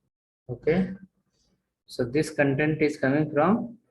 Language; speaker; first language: English; non-native, local second language; Telugu